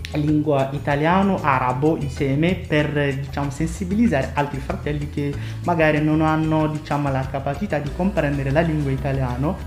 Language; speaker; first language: Italian; non-native, fluent; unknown